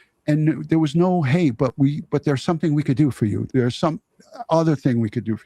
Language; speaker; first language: English; native; English